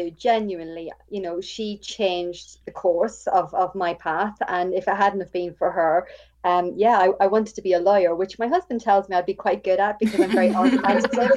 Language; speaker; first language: English; native; English